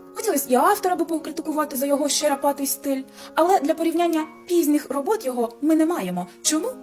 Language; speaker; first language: Ukrainian; non-native, local second language; Russian